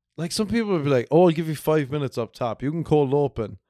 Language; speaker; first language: English; native; English